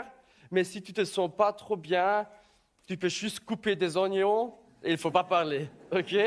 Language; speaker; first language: French; non-native, learner; German